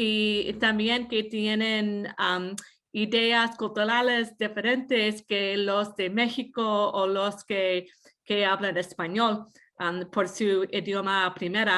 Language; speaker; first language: Spanish; non-native, fluent; English